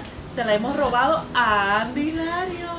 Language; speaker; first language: Spanish; native; Spanish